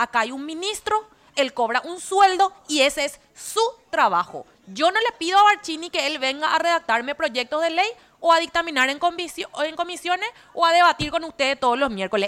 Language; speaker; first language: Spanish; native; Spanish